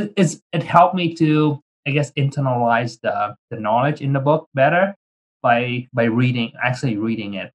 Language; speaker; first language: English; early bilingual, other home language; Vietnamese